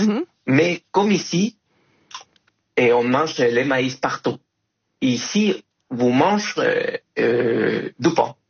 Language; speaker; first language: French; non-native, fluent; Spanish